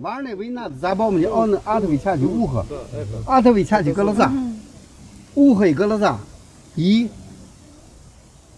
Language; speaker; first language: Russian; non-native, learner; Chinese